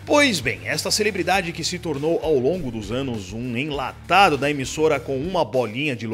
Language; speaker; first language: Portuguese; native; Portuguese